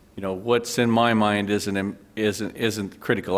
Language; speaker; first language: English; native; English